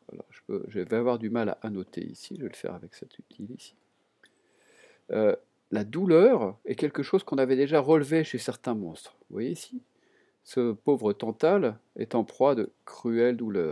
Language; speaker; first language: French; native; French